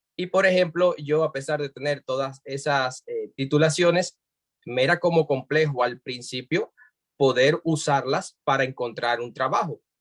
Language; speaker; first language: Spanish; native; Spanish